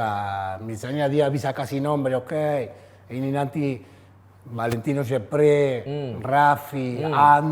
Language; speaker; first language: Indonesian; non-native, fluent; Spanish